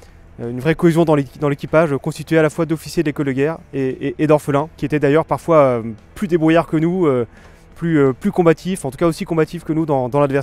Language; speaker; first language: French; native; French